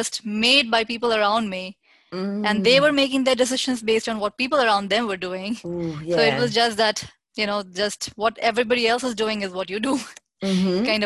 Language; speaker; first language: English; non-native, local second language; Hindi